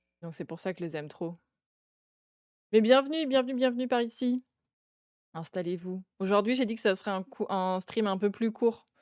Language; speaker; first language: French; native; French